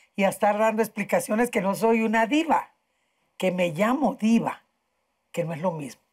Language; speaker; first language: Spanish; native; Spanish